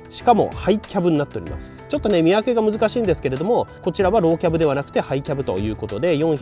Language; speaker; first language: Japanese; native; Japanese